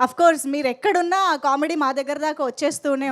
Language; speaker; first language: Telugu; native; Telugu